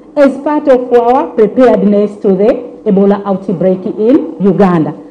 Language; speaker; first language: English; non-native, local second language; Swahili